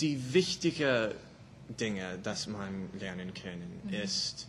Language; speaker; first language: German; non-native, learner; English